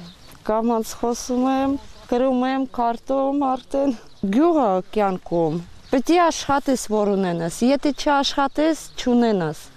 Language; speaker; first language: Armenian; non-native, learner; Russian